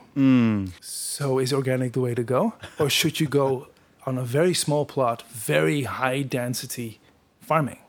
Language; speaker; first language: English; non-native, fluent; Dutch